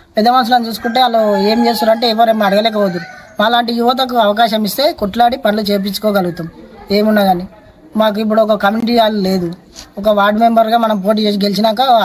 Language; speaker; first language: Telugu; native; Telugu